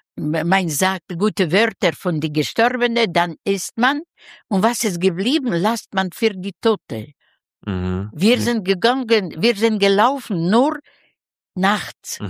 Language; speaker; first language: German; non-native, learner; Russian